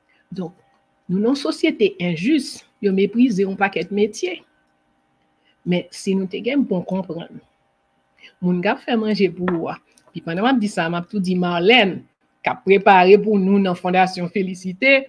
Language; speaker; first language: French; native; French